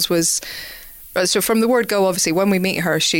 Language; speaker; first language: English; native; English